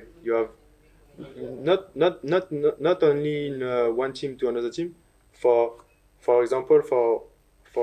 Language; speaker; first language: English; non-native, learner; French